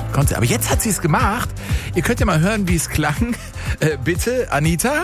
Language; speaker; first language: German; native; German